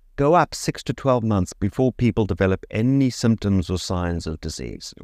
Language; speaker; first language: English; native; English